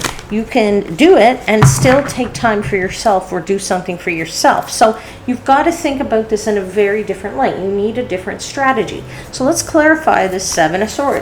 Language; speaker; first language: English; native; English